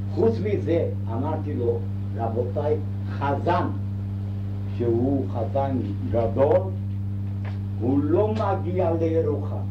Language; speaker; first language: Hebrew; non-native, fluent; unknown